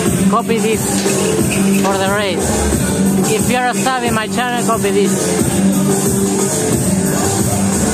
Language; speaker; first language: English; non-native, fluent; Spanish